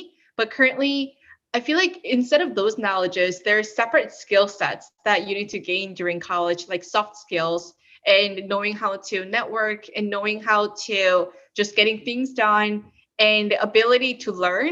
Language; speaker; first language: English; early bilingual, other home language; Korean